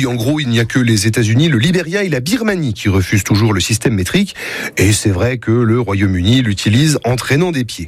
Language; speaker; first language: French; native; French